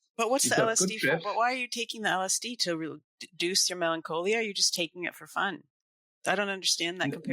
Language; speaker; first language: English; native; English